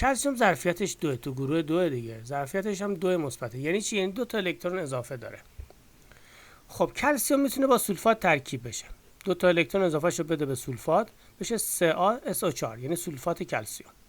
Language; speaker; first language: Persian; native; Persian